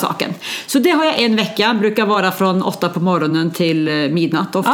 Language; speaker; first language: Swedish; native; Swedish